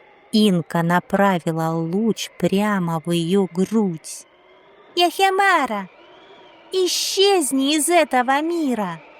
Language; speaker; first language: Russian; native; Russian